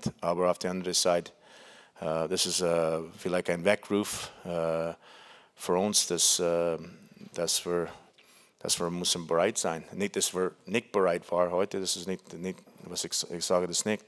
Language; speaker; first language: German; non-native, fluent; English